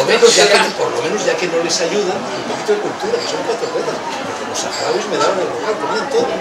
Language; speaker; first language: Spanish; native; Spanish